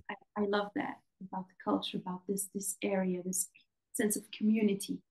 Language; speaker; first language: English; non-native, fluent; Dutch